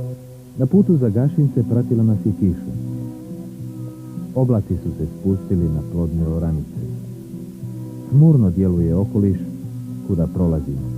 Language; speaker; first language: Bosnian; native; Bosnian